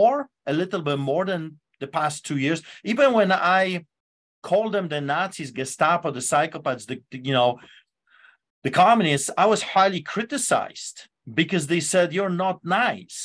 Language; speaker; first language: English; non-native, fluent; Polish